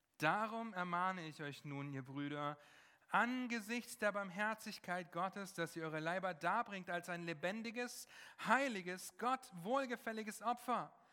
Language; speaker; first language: German; non-native, fluent; English